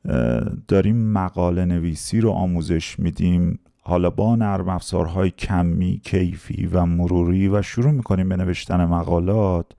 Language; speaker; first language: Persian; native; Persian